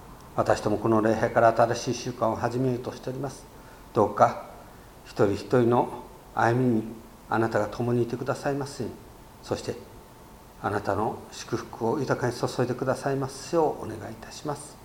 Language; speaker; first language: Japanese; native; Japanese